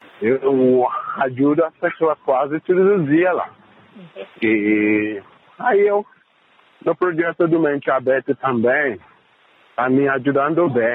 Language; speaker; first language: Portuguese; non-native, learner; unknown